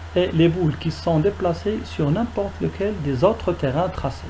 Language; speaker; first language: French; non-native, local second language; Arabic